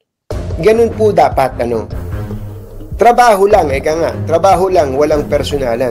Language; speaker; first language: Filipino; native; Filipino